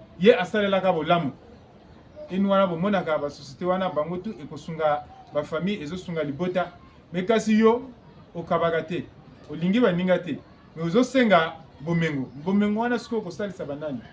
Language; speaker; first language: Lingala; non-native, local second language; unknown